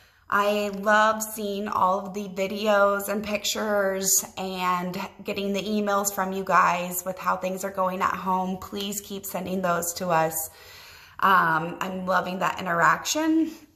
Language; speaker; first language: English; native; English